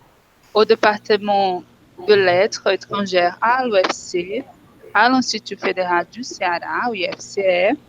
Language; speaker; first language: French; non-native, fluent; Portuguese